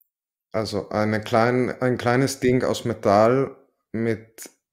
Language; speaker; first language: German; non-native, fluent; Italian